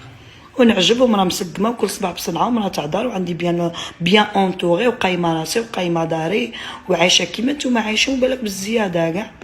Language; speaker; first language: Arabic; native; Arabic